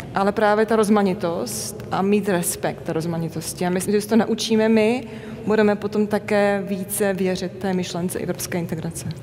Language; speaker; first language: Czech; native; Czech